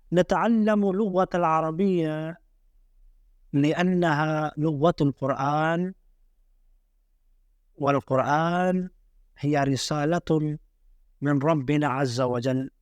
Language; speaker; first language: Arabic; non-native, fluent; Urdu